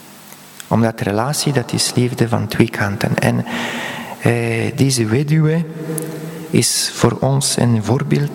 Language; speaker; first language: Dutch; non-native, fluent; Polish